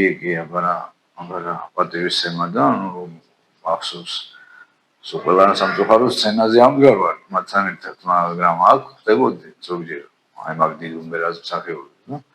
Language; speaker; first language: Georgian; native; Georgian